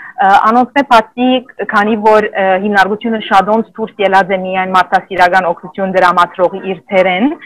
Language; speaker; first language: Armenian; native; Armenian